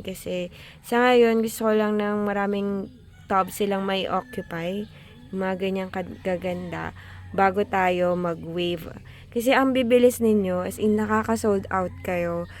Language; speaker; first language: Filipino; native; Filipino